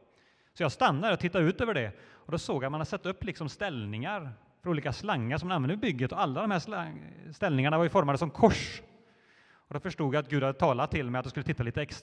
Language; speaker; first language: Swedish; native; Swedish